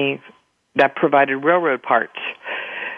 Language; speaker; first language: English; early bilingual, other home language; Spanish